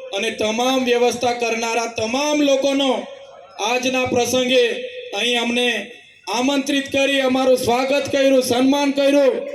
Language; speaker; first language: Gujarati; non-native, local second language; Vasavi